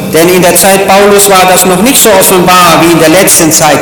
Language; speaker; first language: German; native; German